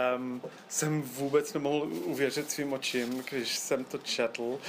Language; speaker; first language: Czech; non-native, fluent; English